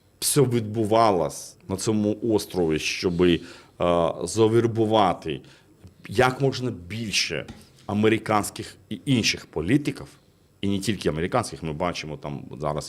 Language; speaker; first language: Ukrainian; non-native, fluent; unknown